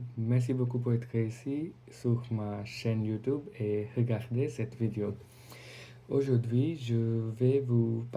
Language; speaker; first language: French; non-native, learner; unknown